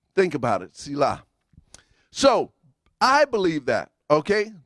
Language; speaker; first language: English; native; English